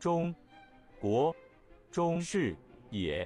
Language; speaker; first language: Chinese; non-native, learner; English